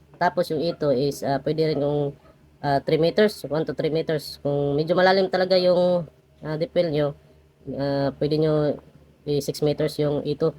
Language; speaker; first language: Filipino; non-native, local second language; Cebuano